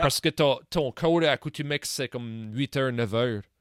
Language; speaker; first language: French; early bilingual, heritage; French